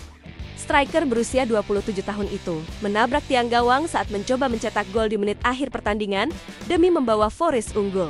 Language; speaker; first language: Indonesian; native; Indonesian